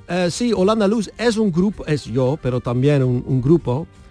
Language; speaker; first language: Spanish; non-native, learner; Dutch